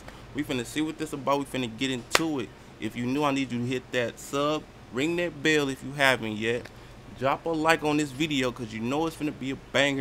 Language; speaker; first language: English; native; English